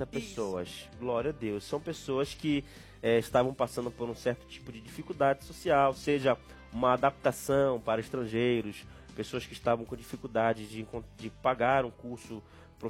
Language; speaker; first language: Portuguese; native; Portuguese